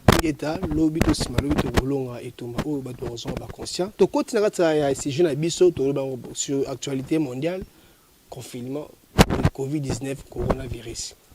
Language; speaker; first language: Lingala; native; Lingala